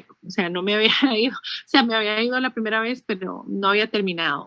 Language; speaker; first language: Spanish; native; Spanish